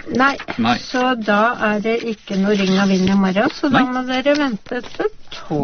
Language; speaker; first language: Norwegian; native; Norwegian